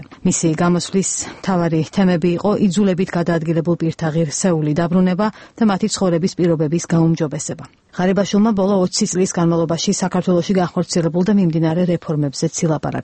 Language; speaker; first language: Georgian; native; Georgian